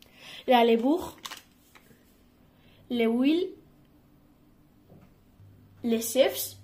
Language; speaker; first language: French; non-native, learner; Spanish